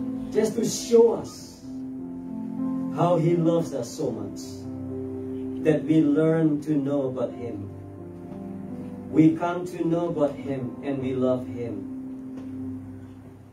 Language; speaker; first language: English; non-native, fluent; Indonesian